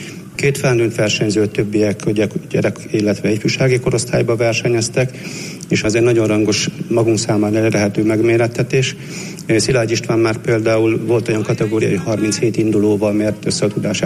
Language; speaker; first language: Hungarian; native; Hungarian